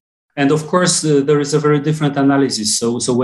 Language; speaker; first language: English; non-native, fluent; Polish